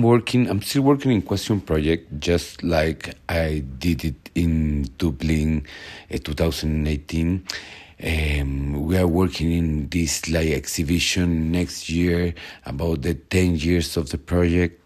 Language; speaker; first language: English; non-native, learner; Spanish